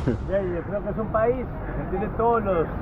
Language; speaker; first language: Spanish; native; Spanish